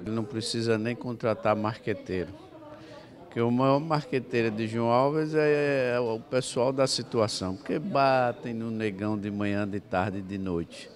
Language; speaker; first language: Portuguese; native; Portuguese